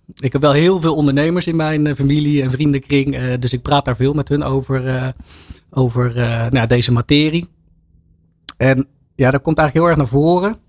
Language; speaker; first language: Dutch; native; Dutch